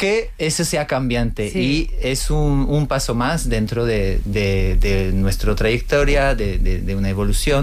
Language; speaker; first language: Spanish; non-native, fluent; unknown